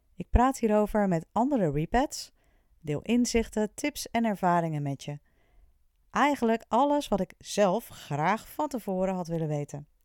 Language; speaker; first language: Dutch; native; Dutch